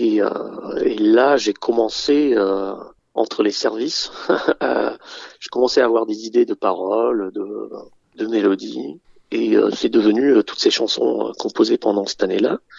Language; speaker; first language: French; early bilingual, other home language; English